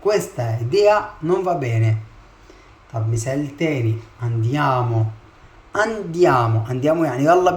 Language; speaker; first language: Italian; non-native, fluent; Arabic